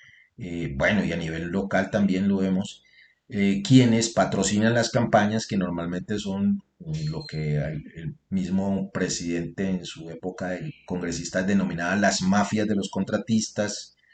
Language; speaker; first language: Spanish; native; Spanish